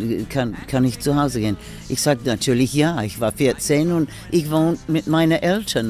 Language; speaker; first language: German; non-native, learner; English